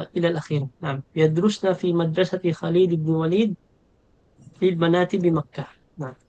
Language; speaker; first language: Arabic; non-native, fluent; Filipino